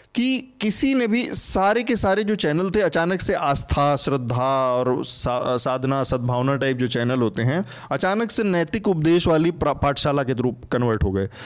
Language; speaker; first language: Hindi; native; Hindi